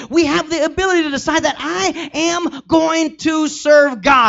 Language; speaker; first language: English; early bilingual, other home language; Spanish